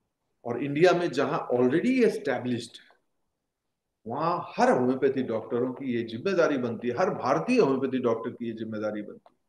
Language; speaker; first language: Hindi; native; Hindi